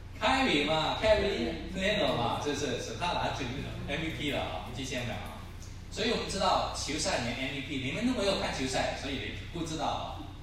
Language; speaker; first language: Chinese; non-native, local second language; Cantonese